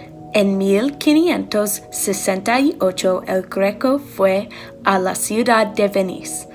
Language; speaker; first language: Spanish; non-native, learner; English